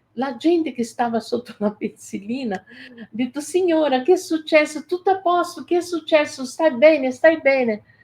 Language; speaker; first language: Italian; non-native, fluent; Portuguese